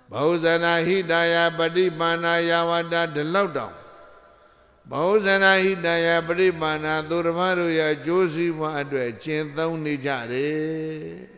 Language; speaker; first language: Burmese; native; Burmese